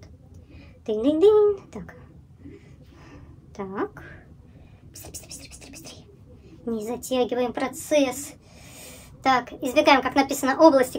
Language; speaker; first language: Russian; native; Russian